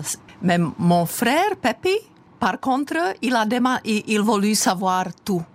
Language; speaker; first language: French; non-native, fluent; Czech